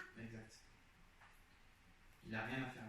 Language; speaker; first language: French; native; French